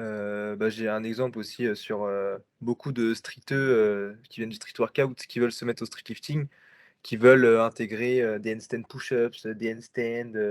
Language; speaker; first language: French; native; French